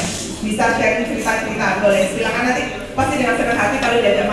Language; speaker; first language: Indonesian; native; Indonesian